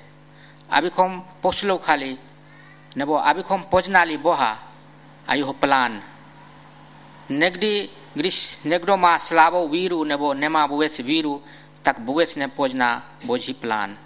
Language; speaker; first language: Czech; non-native, fluent; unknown